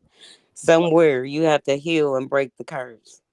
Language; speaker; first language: English; native; English